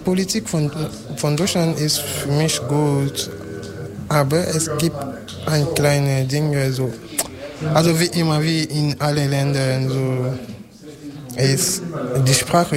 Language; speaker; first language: German; non-native, learner; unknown